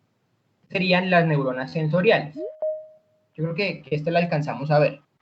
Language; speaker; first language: Spanish; native; Spanish